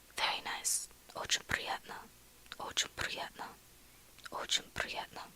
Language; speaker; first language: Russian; non-native, learner; English